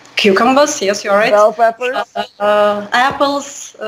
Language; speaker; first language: English; non-native, learner; Russian